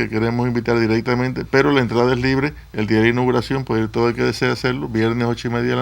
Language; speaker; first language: Spanish; native; Spanish